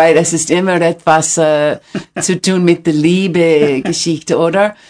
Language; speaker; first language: German; non-native, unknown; English